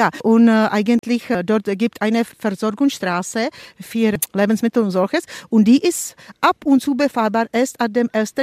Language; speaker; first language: German; non-native, fluent; Czech